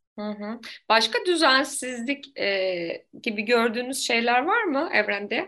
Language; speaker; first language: Turkish; native; Turkish